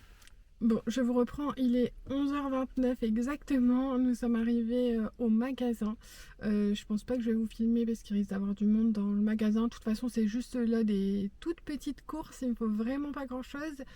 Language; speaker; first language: French; native; French